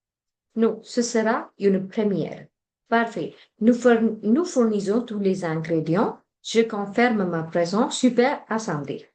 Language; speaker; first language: French; non-native, fluent; Hindi